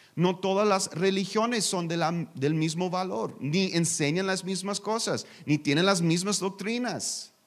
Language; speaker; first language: Spanish; non-native, learner; English